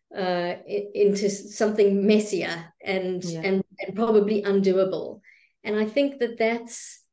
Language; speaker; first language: English; native; English